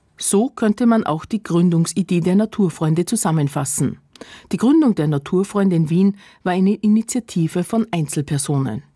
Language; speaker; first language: German; native; German